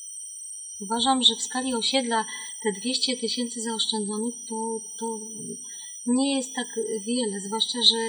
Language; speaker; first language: Polish; native; Polish